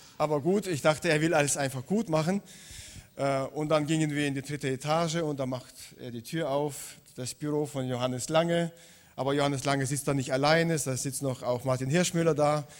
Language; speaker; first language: German; non-native, fluent; Russian